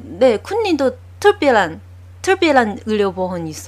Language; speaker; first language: Korean; non-native, learner; Chinese